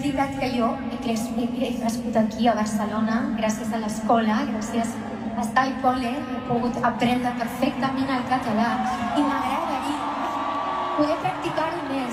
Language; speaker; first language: Catalan; non-native, local second language; Spanish